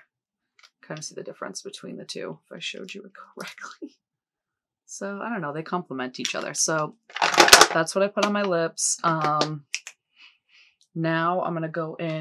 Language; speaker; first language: English; native; English